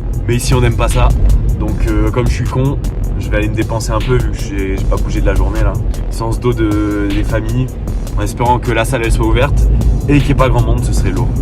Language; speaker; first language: French; native; French